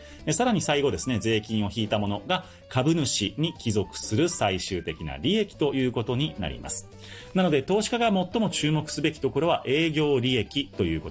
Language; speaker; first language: Japanese; native; Japanese